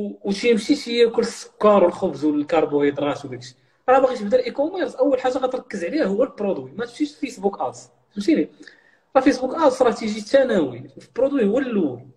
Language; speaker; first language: Arabic; native; Arabic